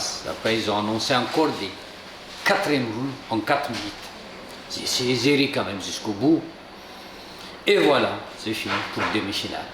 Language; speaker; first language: French; non-native, local second language; Malagasy